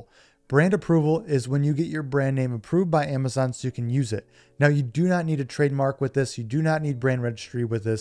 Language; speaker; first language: English; native; English